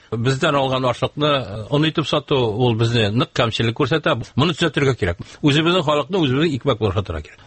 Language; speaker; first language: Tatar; native; Tatar